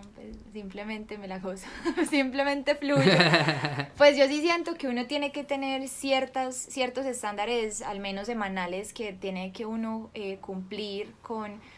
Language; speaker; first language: Spanish; native; Spanish